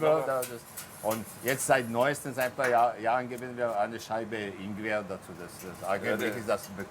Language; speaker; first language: German; non-native, fluent; Slovak